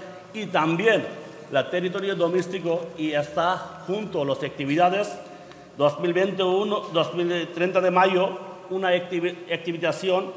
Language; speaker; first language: Spanish; non-native, learner; Bangla